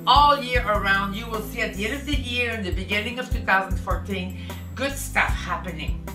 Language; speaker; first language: English; native; English